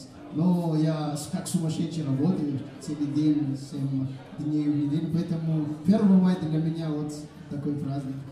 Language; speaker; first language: Russian; non-native, fluent; Malagasy